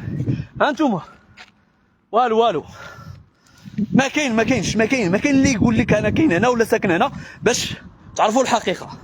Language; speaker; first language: Arabic; native; Arabic